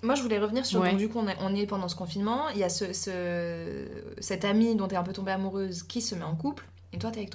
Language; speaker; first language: French; native; French